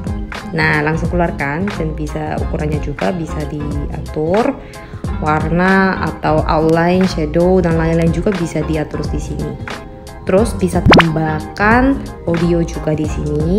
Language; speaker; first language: Indonesian; non-native, fluent; Korean